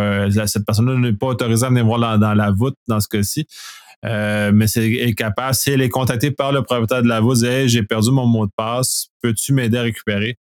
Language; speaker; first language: French; native; French